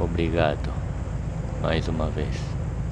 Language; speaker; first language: Portuguese; non-native, fluent; Korean